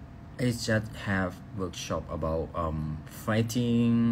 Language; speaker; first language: English; non-native, learner; Thai